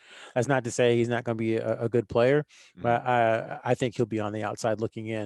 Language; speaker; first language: English; native; English